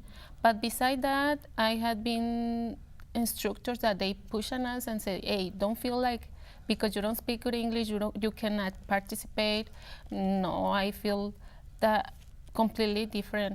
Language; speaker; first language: English; non-native, learner; Spanish